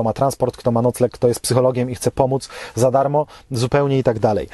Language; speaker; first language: Polish; native; Polish